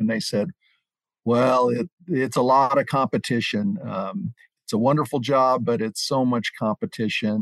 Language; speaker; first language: English; native; English